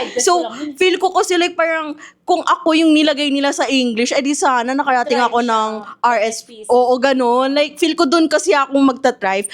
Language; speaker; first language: Filipino; non-native, local second language; English